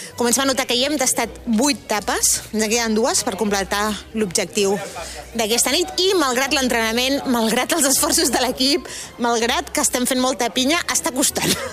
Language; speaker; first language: Catalan; native; Catalan